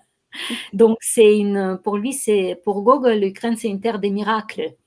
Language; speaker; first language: French; non-native, fluent; Ukrainian